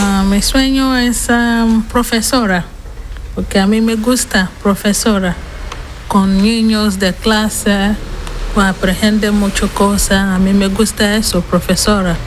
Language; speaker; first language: Spanish; non-native, learner; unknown